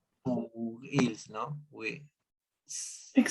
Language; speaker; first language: French; non-native, learner; Spanish